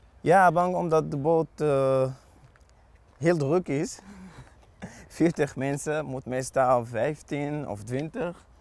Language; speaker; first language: Dutch; non-native, learner; Arabic